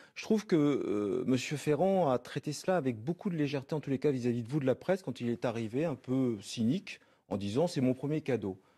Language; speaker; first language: French; native; French